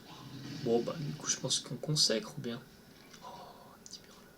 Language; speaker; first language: French; native; French